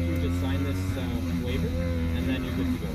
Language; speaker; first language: English; native; English